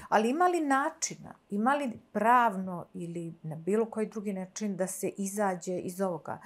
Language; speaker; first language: Serbian; native; Serbian